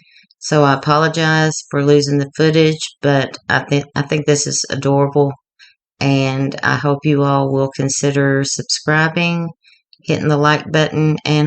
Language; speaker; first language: English; native; English